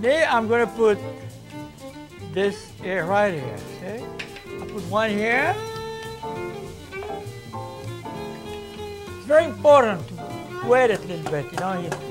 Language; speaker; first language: English; non-native, fluent; French